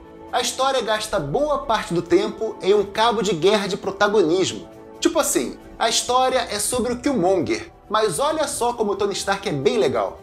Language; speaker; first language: Portuguese; native; Portuguese